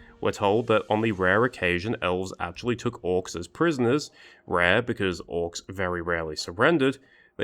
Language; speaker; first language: English; native; English